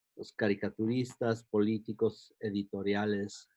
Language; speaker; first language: Spanish; early bilingual, heritage; Spanish